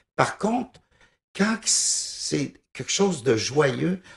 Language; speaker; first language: French; native; French